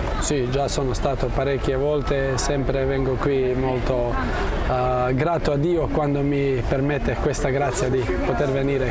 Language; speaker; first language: Italian; non-native, fluent; Croatian